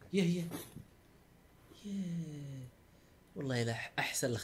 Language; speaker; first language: Arabic; native; Arabic